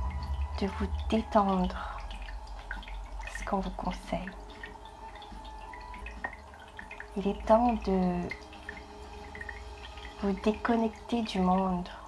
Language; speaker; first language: French; non-native, fluent; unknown